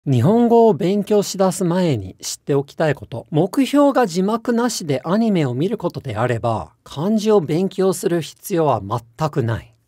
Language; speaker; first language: Japanese; native; Japanese